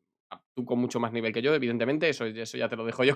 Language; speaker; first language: Spanish; native; Spanish